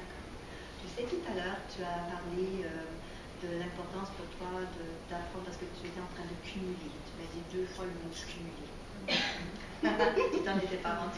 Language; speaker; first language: French; native; French